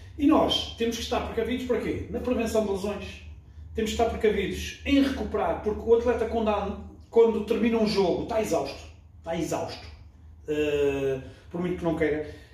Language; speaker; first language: Portuguese; early bilingual, other home language; French